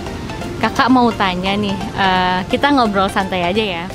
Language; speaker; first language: Indonesian; native; Indonesian